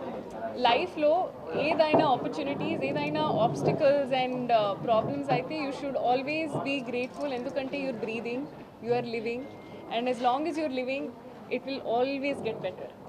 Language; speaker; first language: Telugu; non-native, local second language; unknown